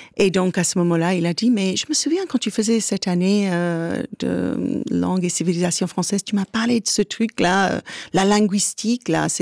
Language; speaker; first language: French; non-native, fluent; English